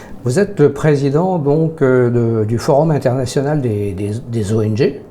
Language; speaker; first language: French; native; French